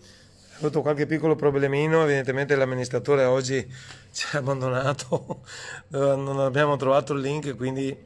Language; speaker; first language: Italian; native; Italian